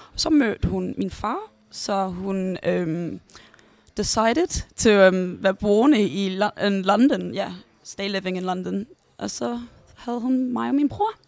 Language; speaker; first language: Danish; early bilingual, heritage; Danish